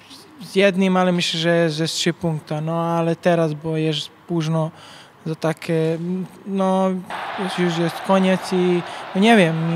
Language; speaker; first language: Polish; non-native, learner; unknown